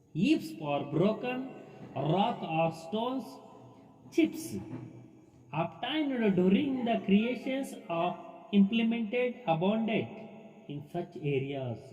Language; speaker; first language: English; non-native, local second language; Kannada